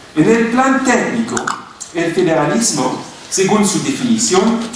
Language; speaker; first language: Spanish; non-native, fluent; French